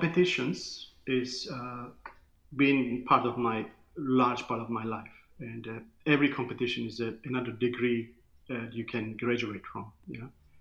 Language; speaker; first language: English; non-native, fluent; Turkish